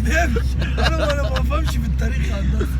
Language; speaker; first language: Arabic; native; Arabic